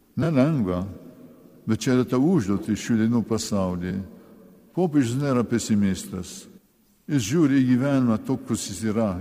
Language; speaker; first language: Lithuanian; early bilingual, heritage; Lithuanian